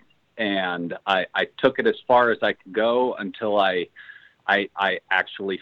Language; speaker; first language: English; native; English